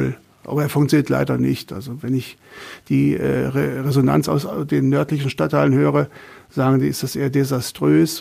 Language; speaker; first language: German; native; German